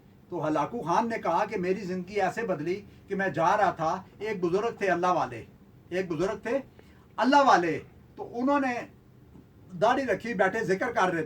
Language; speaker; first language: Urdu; non-native, local second language; Punjabi